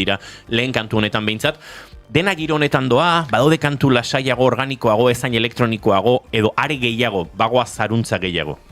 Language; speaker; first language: Basque; native; Basque